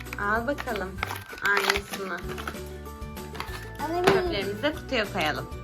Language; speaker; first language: Turkish; native; Turkish